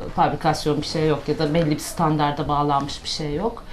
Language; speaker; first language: Turkish; native; Turkish